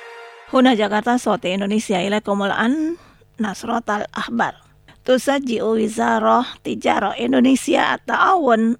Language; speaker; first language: Arabic; non-native, learner; Indonesian